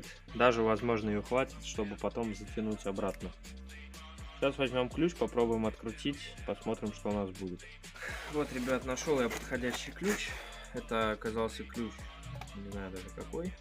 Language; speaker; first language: Russian; native; Russian